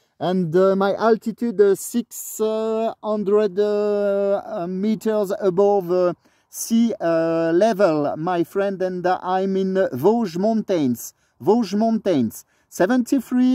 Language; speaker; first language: English; non-native, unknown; French